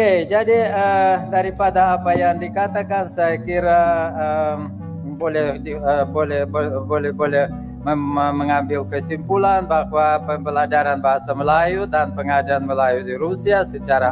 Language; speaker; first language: Indonesian; non-native, fluent; Russian